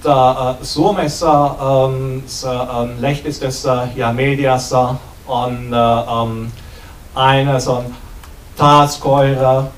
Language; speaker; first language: Finnish; non-native, learner; German